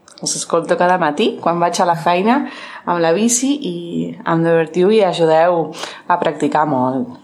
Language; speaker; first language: Catalan; non-native, learner; Spanish